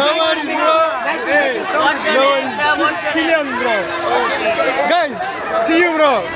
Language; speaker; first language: English; non-native, learner; French